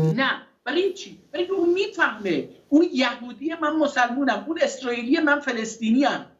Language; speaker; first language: Persian; non-native, local second language; Azerbaijani